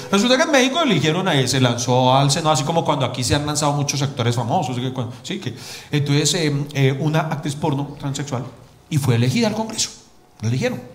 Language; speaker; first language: Spanish; native; Spanish